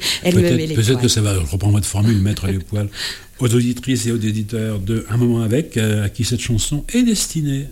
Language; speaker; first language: French; native; French